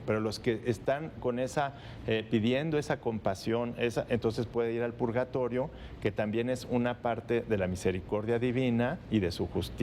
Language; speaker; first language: Spanish; native; Spanish